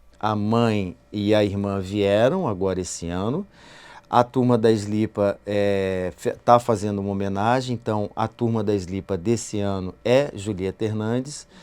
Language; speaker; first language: Portuguese; native; Portuguese